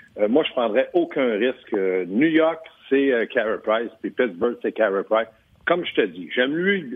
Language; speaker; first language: French; native; French